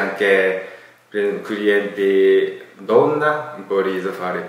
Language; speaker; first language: Italian; non-native, learner; Japanese